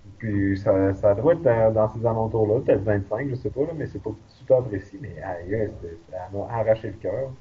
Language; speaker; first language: French; native; French